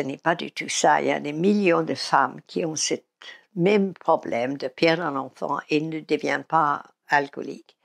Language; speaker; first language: French; non-native, fluent; English